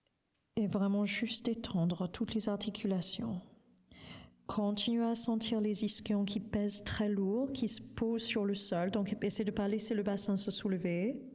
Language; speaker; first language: French; non-native, fluent; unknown